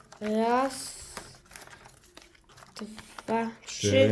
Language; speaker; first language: Polish; early bilingual, heritage; Polish